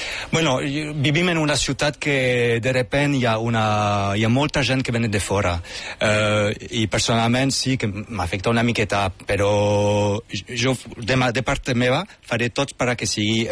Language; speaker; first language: Catalan; non-native, fluent; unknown